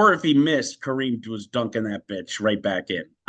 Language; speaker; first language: English; native; English